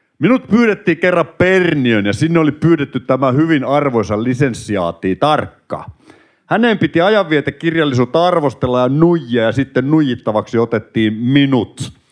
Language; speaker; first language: Finnish; native; Finnish